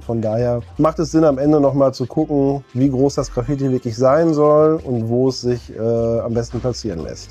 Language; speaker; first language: German; native; German